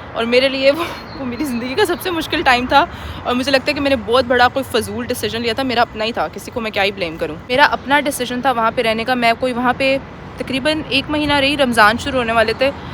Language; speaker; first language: Urdu; native; Urdu